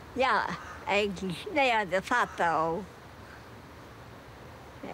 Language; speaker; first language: German; native; German